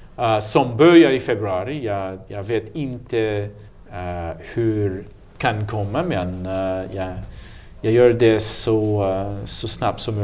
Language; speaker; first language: Swedish; non-native, learner; English